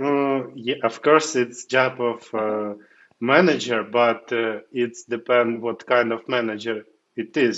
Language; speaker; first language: English; non-native, fluent; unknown